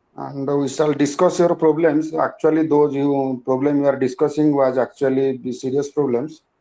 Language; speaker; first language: English; non-native, local second language; Hindi